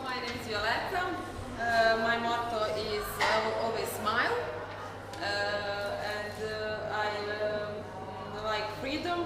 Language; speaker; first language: English; non-native, learner; Serbian